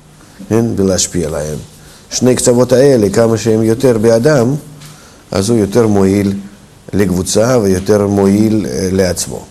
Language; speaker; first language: Hebrew; non-native, fluent; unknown